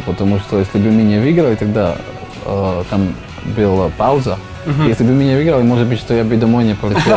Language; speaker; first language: Russian; non-native, learner; Slovak